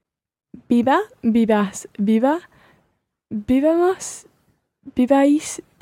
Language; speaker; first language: Spanish; non-native, learner; English